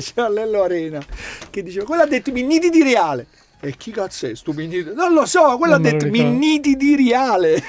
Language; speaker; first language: Italian; native; Italian